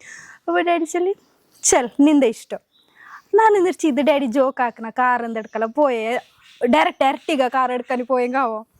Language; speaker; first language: Malayalam; non-native, local second language; Hindi